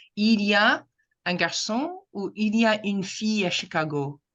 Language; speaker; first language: French; non-native, local second language; English